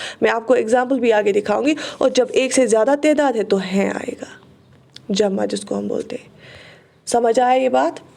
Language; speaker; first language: Urdu; non-native, local second language; Kashmiri